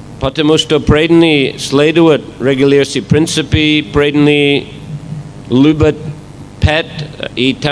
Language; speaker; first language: Russian; non-native, fluent; English